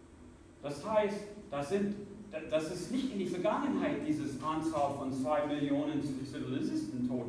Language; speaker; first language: German; non-native, fluent; English